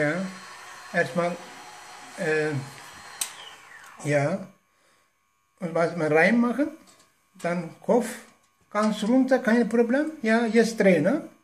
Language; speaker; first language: German; non-native, learner; Turkish